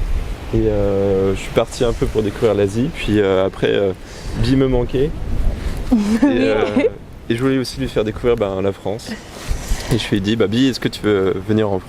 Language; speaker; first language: French; native; French